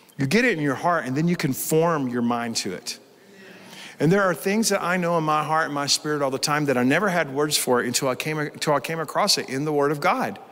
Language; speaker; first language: English; native; English